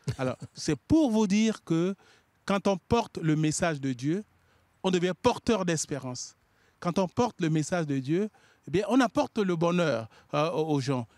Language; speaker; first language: French; non-native, local second language; Sango